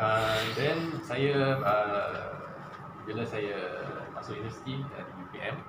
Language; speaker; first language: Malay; non-native, local second language; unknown